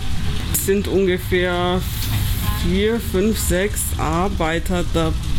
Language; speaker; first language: German; native; German